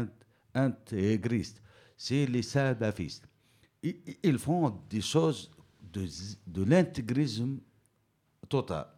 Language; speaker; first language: French; non-native, learner; Berber languages